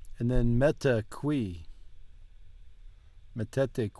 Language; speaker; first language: Italian; non-native, learner; English